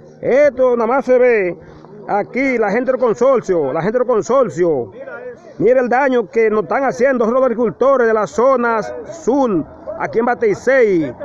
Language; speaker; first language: Spanish; native; Spanish